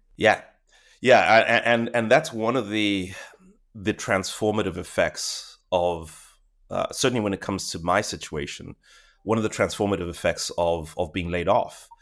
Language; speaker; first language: English; non-native, local second language; Shona